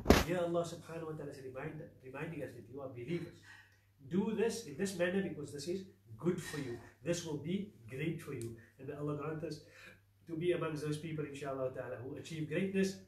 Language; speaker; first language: English; native; English